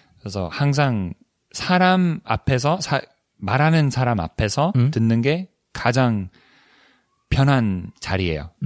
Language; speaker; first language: Korean; non-native, fluent; English